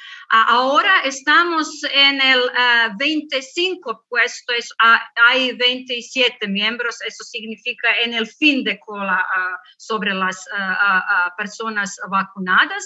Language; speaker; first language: Spanish; non-native, learner; Croatian